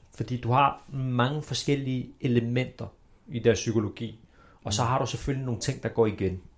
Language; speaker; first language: Danish; early bilingual, other home language; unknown